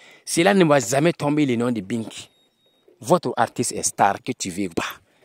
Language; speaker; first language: French; non-native, local second language; Bambara